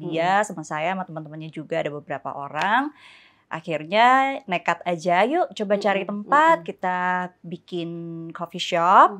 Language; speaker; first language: Indonesian; native; Indonesian